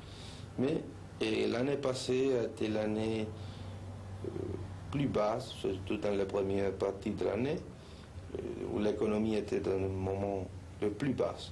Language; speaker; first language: French; non-native, fluent; Spanish